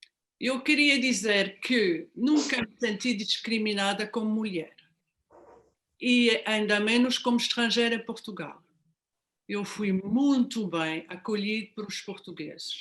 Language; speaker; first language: Portuguese; non-native, fluent; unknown